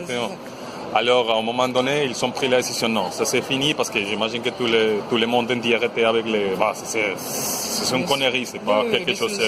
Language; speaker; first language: French; non-native, fluent; Spanish